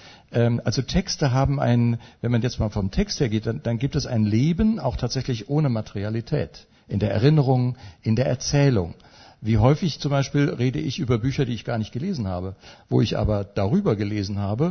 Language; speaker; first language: German; native; German